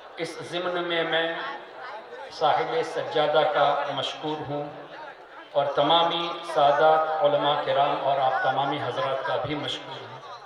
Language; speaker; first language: Urdu; non-native, fluent; Tamil